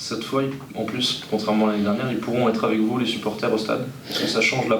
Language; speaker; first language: French; native; French